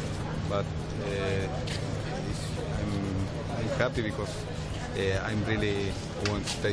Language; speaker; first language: English; non-native, learner; Spanish